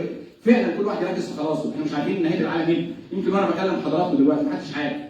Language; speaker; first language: Arabic; native; Arabic